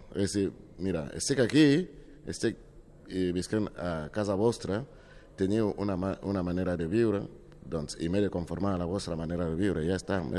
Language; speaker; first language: Catalan; non-native, fluent; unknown